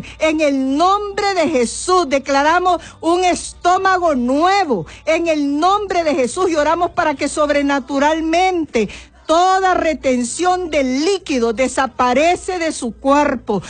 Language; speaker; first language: Spanish; native; Spanish